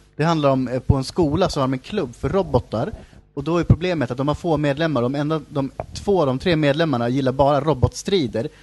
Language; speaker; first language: Swedish; native; Swedish